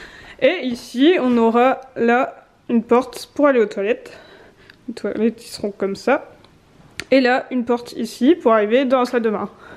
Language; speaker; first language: French; native; French